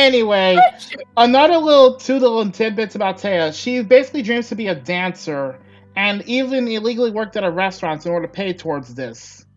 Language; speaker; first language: English; native; English